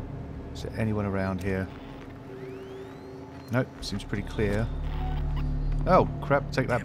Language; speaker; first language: English; native; English